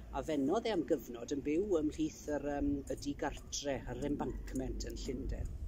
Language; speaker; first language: Welsh; early bilingual, heritage; Welsh